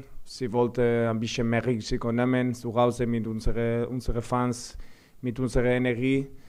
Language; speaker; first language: German; non-native, fluent; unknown